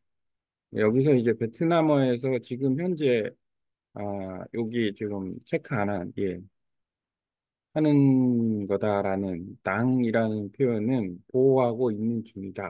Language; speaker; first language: Korean; native; Korean